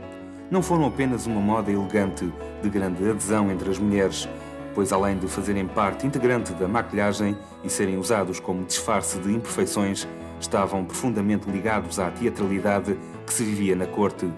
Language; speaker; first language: Portuguese; native; Portuguese